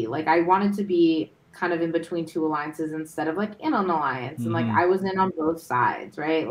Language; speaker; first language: English; native; English